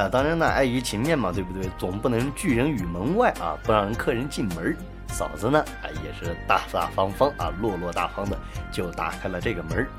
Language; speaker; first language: Chinese; native; Chinese